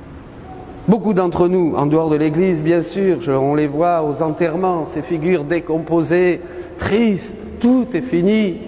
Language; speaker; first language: French; native; French